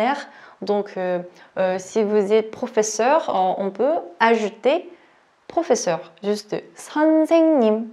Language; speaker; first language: French; non-native, learner; Korean